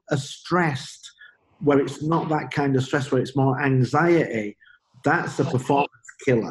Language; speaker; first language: English; native; English